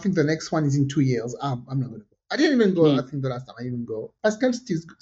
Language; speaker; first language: English; non-native, fluent; French